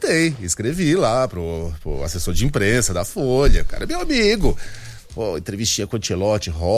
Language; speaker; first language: Portuguese; native; Portuguese